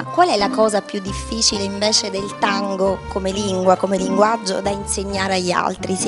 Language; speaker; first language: Italian; native; Italian